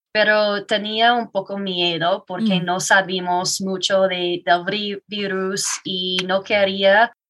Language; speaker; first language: Spanish; non-native, learner; English